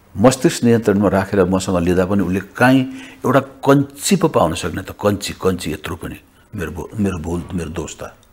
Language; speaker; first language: Nepali; native; Nepali